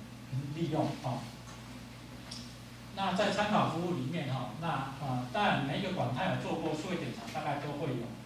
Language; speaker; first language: Chinese; native; Chinese